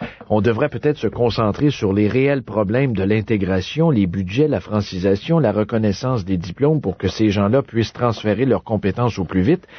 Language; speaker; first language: French; native; French